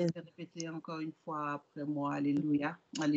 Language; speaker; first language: French; native; French